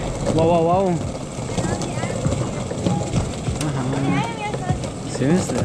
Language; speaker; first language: Spanish; early bilingual, heritage; Spanish